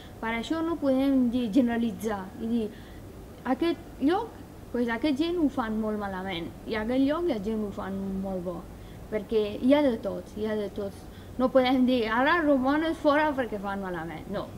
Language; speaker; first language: Catalan; non-native, learner; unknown